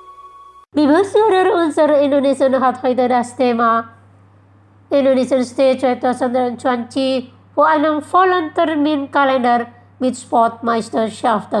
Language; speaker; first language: German; non-native, fluent; Indonesian